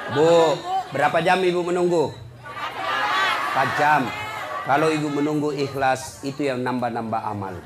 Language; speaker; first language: Indonesian; non-native, local second language; Buginese